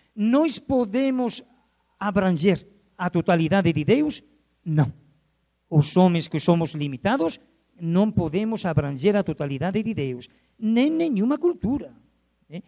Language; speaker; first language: Portuguese; non-native, fluent; Spanish